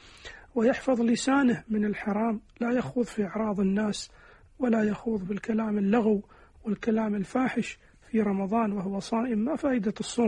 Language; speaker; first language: Arabic; native; Arabic